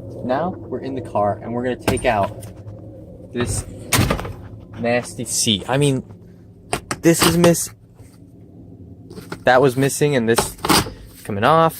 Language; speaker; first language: English; native; English